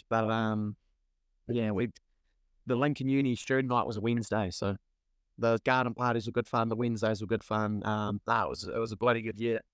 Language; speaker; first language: English; native; English